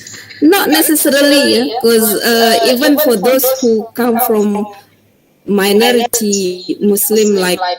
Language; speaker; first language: English; non-native, fluent; Indonesian